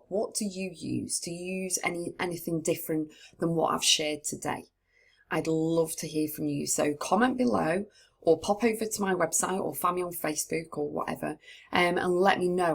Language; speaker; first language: English; native; English